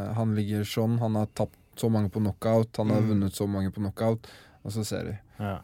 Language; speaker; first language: Norwegian; native; Norwegian